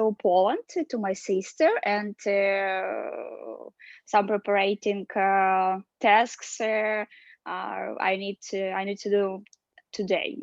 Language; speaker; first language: English; non-native, learner; Russian